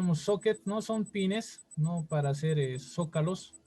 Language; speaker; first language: Spanish; native; Spanish